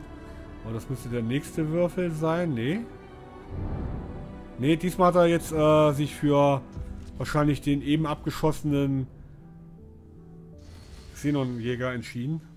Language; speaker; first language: German; native; German